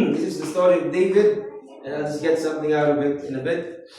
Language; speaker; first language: English; non-native, local second language; Filipino